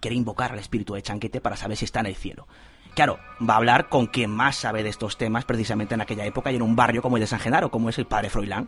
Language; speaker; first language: Spanish; native; Spanish